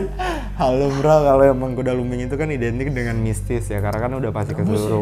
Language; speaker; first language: Indonesian; native; Indonesian